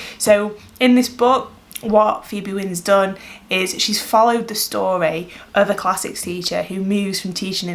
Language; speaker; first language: English; native; English